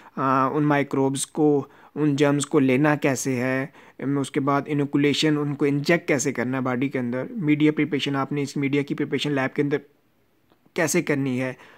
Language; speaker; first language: Urdu; non-native, local second language; Punjabi